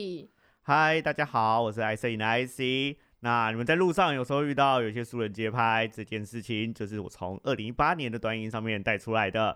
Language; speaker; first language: Chinese; native; Chinese